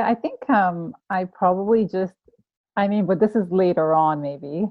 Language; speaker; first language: English; non-native, fluent; Persian